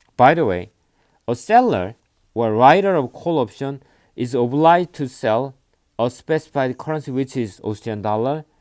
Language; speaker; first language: English; non-native, fluent; Korean